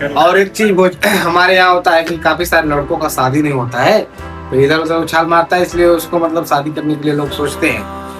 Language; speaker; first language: Hindi; native; Hindi